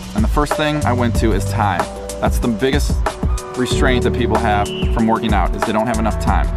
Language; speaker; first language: English; native; English